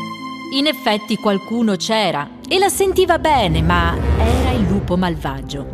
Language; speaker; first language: Italian; native; Italian